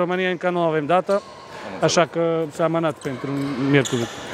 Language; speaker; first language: Romanian; non-native, fluent; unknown